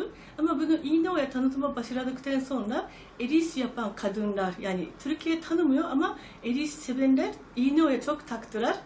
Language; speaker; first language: Turkish; non-native, fluent; Japanese